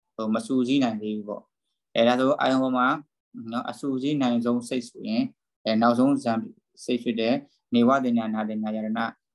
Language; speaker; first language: Burmese; native; Burmese